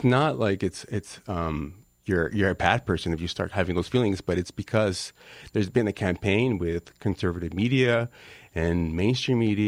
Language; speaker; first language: English; non-native, fluent; Spanish